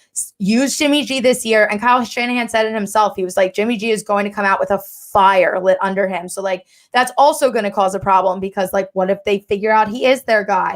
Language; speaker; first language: English; native; English